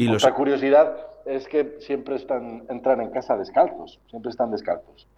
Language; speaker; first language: Spanish; native; Spanish